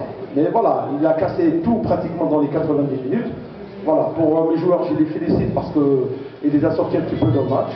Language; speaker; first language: French; non-native, local second language; Arabic